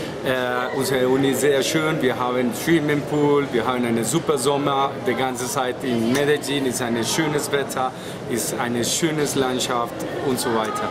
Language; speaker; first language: German; non-native, learner; Spanish